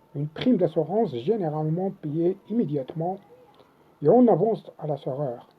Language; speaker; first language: French; non-native, local second language; Arabic